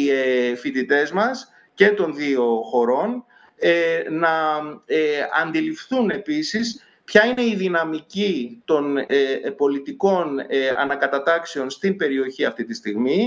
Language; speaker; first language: Greek; native; Greek